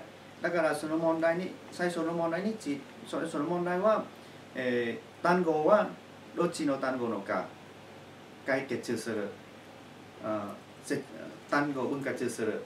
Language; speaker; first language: Japanese; non-native, learner; Chinese